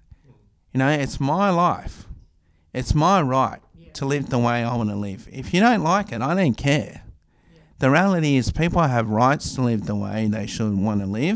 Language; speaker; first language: English; native; English